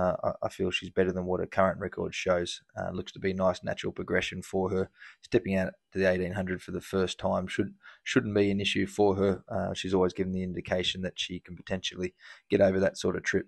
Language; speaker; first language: English; native; English